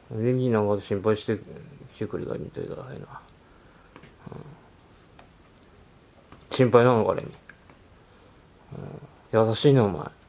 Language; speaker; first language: Japanese; native; Japanese